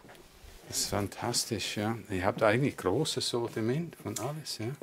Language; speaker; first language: German; non-native, fluent; English